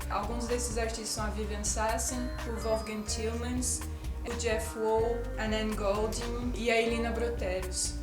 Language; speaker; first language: Portuguese; non-native, fluent; French